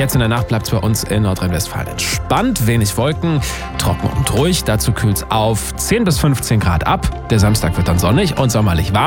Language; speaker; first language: German; native; German